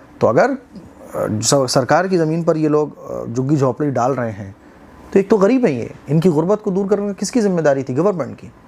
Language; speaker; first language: Urdu; native; Urdu